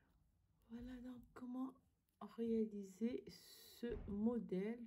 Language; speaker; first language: French; native; French